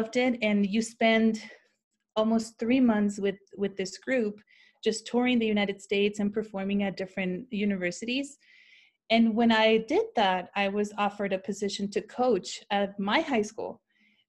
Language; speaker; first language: English; non-native, fluent; Spanish